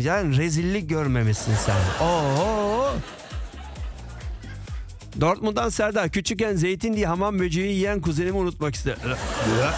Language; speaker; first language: Turkish; native; Turkish